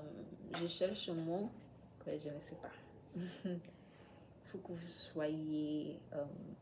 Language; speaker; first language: French; non-native, learner; English